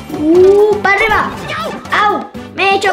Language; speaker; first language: Spanish; native; Spanish